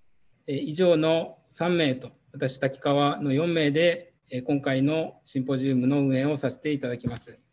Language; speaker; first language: Japanese; native; Japanese